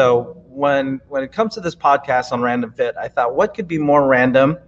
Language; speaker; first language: English; native; English